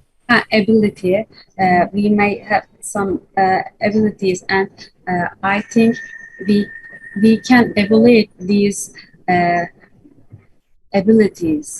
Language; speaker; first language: English; non-native, learner; Turkish